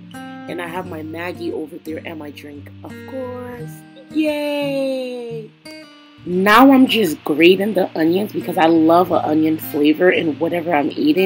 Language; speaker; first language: English; non-native, local second language; Yoruba